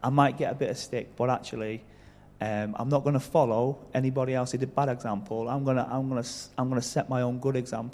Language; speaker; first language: English; native; English